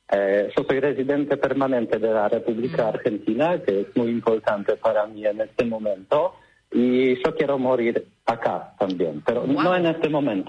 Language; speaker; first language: Spanish; non-native, learner; Polish